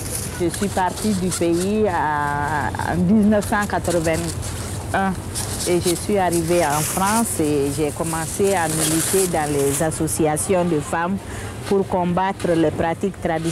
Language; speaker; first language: French; non-native, local second language; Bambara